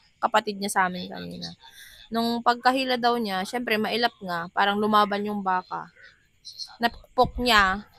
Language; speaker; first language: Filipino; non-native, local second language; Iloko